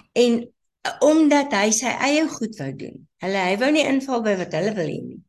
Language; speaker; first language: Afrikaans; native; Afrikaans